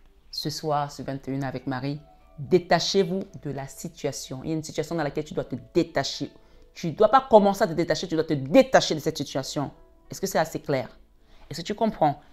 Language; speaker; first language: French; native; French